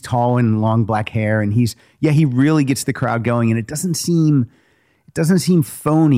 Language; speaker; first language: English; native; English